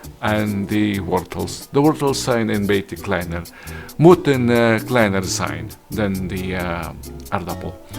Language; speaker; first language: Dutch; non-native, learner; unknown